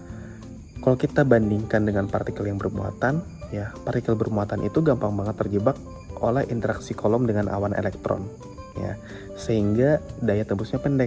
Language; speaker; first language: Indonesian; native; Indonesian